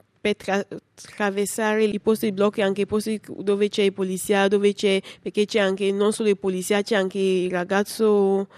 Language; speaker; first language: Italian; non-native, learner; English